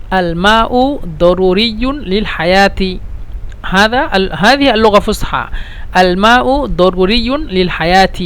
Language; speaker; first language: Arabic; non-native, fluent; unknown